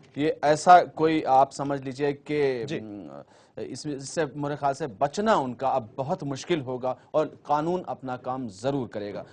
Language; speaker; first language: Hindi; native; Hindi